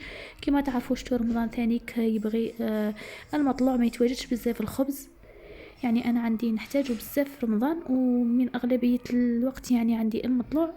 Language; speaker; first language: Arabic; native; Arabic